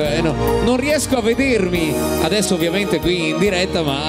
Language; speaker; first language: Italian; native; Italian